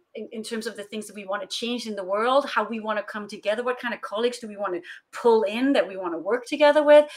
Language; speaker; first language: English; non-native, fluent; Danish